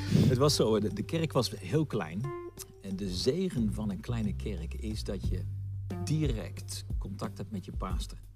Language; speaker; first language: Dutch; native; Dutch